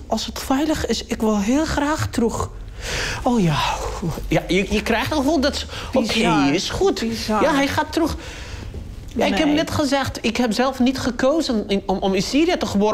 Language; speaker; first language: Dutch; non-native, learner; Arabic